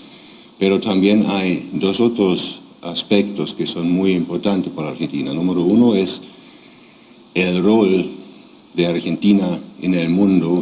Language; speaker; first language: Spanish; non-native, fluent; German